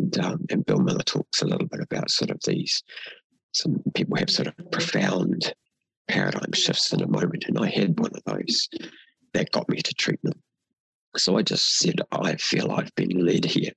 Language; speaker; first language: English; non-native, local second language; Māori